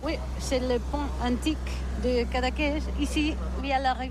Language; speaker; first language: French; non-native, learner; Catalan